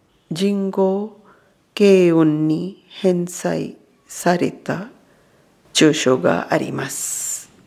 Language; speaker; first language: Japanese; non-native, fluent; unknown